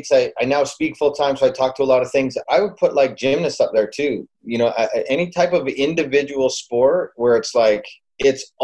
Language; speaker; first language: English; native; English